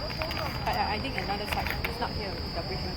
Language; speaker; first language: English; non-native, learner; Tamil